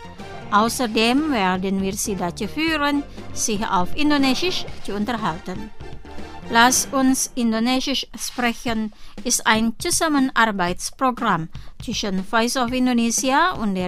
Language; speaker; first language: German; non-native, fluent; Indonesian